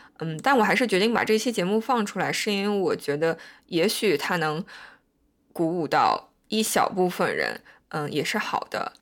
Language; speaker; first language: Chinese; native; Chinese